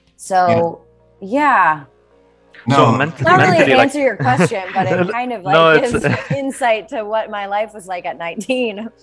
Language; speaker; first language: English; native; English